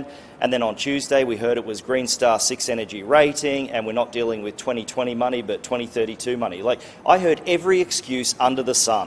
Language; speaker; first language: English; native; English